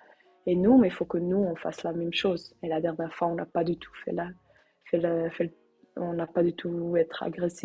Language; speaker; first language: French; non-native, learner; Dutch